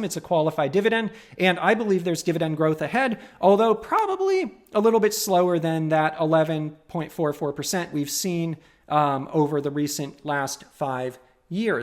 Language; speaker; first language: English; native; English